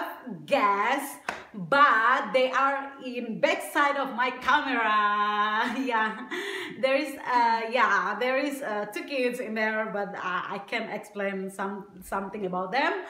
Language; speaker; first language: English; non-native, learner; Indonesian